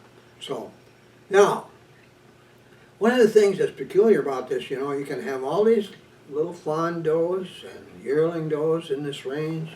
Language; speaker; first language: English; native; English